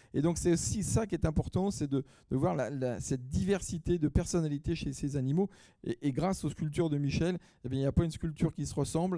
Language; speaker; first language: French; native; French